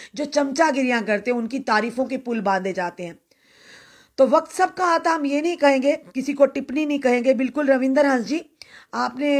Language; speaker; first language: Hindi; native; Hindi